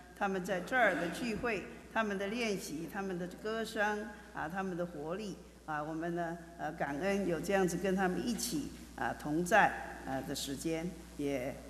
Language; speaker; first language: Chinese; native; Chinese